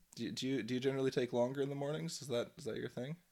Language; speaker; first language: English; native; English